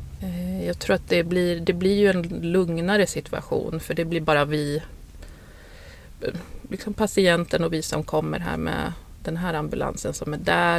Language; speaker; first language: Swedish; native; Swedish